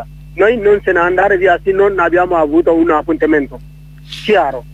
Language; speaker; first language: Italian; non-native, learner; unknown